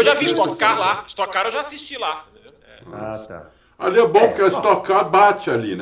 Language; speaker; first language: Portuguese; native; Portuguese